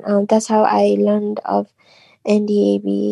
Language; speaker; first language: English; non-native, local second language; Nepali